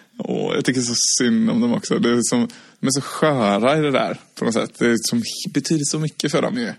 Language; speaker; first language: Swedish; native; Swedish